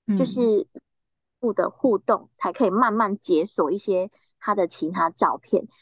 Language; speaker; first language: Chinese; native; Chinese